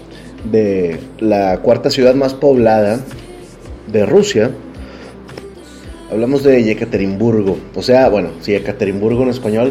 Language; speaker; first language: Spanish; native; Spanish